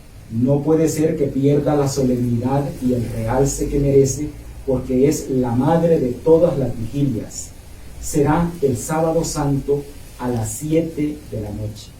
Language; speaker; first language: Spanish; native; Spanish